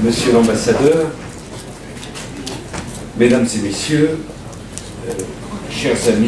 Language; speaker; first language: French; native; French